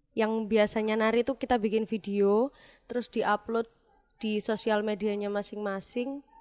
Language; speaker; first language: Indonesian; non-native, local second language; Javanese